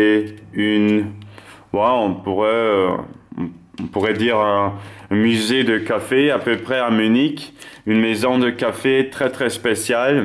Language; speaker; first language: French; non-native, fluent; German